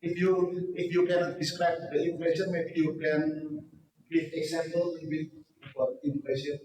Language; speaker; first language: English; non-native, learner; Indonesian